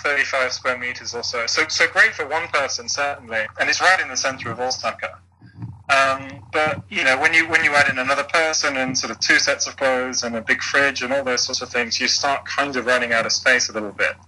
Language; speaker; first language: English; native; English